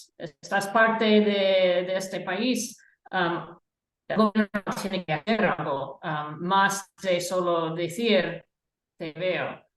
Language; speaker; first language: Spanish; non-native, fluent; English